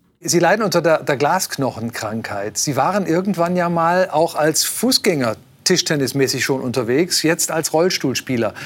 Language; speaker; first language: German; native; German